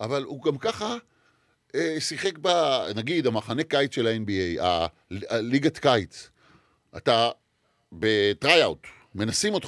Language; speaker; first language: Hebrew; native; Hebrew